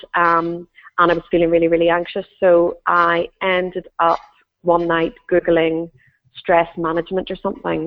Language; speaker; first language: English; native; English